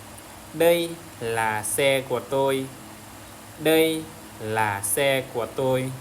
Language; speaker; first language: Vietnamese; non-native, learner; Lao